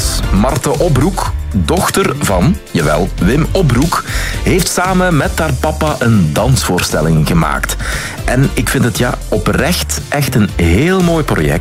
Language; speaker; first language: Dutch; native; Dutch